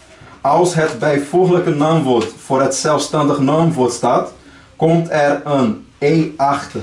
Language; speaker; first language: Dutch; non-native, learner; Portuguese